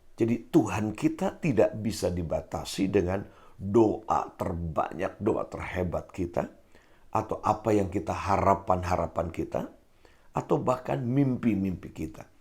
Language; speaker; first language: Indonesian; native; Indonesian